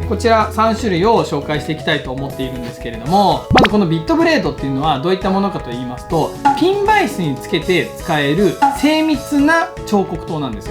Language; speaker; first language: Japanese; native; Japanese